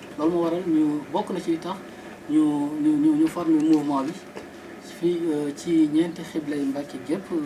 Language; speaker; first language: Wolof; native; Wolof